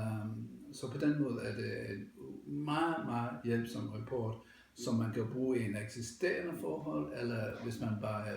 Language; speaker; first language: Danish; non-native, fluent; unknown